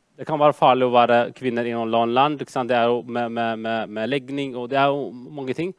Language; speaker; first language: Norwegian; non-native, fluent; Amharic